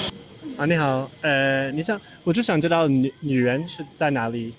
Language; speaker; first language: Chinese; non-native, learner; English